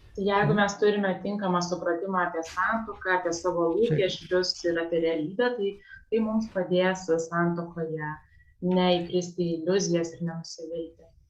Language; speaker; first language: Lithuanian; native; Lithuanian